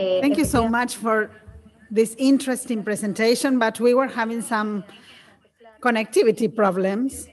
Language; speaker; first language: English; non-native, fluent; Spanish